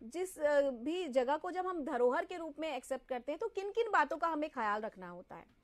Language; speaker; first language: Hindi; native; Hindi